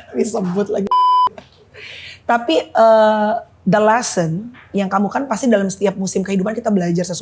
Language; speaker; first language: Indonesian; native; Indonesian